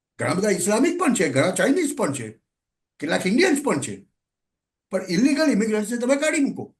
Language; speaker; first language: Gujarati; native; Gujarati